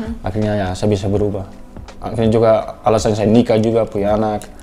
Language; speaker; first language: Indonesian; non-native, fluent; Dutch